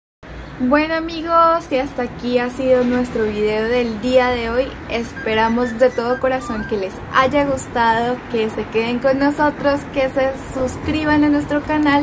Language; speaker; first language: Spanish; native; Spanish